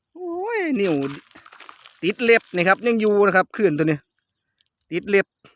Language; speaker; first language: Thai; native; Thai